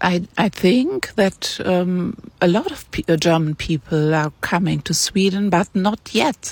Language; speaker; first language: English; non-native, learner; German